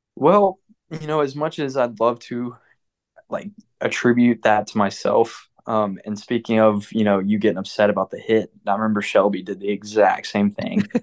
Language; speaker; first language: English; native; English